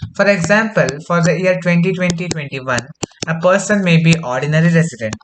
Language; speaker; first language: English; non-native, local second language; Kannada